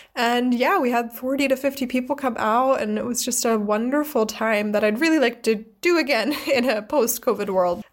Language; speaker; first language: English; native; English